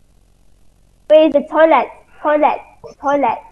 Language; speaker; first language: English; non-native, fluent; Vietnamese